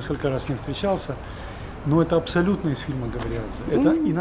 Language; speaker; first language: Russian; native; Russian